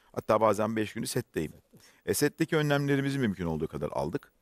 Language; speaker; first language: Turkish; native; Turkish